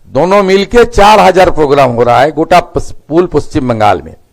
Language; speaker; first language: Hindi; non-native, local second language; Bangla